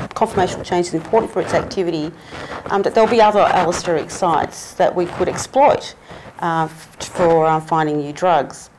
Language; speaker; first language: English; native; English